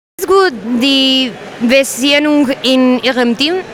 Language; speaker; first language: German; non-native, learner; Spanish